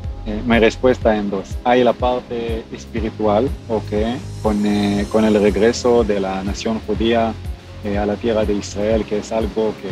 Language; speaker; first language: Spanish; non-native, fluent; Hebrew